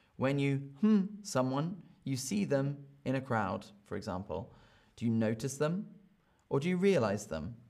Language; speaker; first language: English; native; English